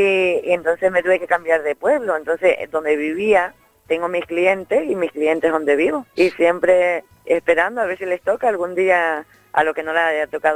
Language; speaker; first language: Spanish; native; Spanish